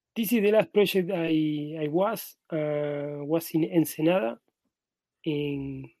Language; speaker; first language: English; non-native, learner; Spanish